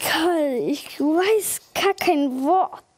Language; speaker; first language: German; early bilingual, other home language; Arabic